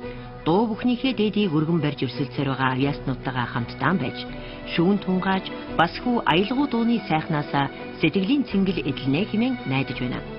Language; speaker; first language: Mongolian; native; Mongolian